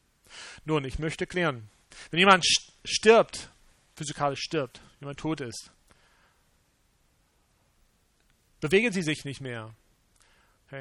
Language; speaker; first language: German; non-native, fluent; English